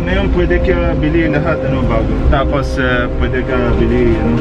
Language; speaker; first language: Filipino; non-native, learner; Arabic